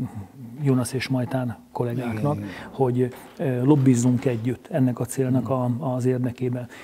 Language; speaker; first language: Hungarian; native; Hungarian